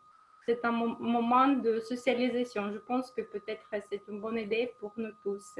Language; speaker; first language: French; non-native, fluent; Russian